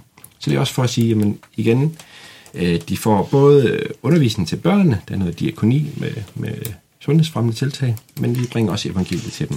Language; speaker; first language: Danish; native; Danish